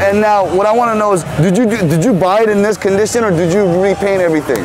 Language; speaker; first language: English; early bilingual, other home language; Korean